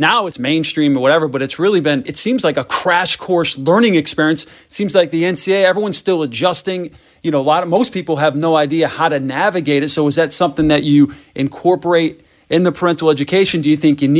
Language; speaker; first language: English; native; English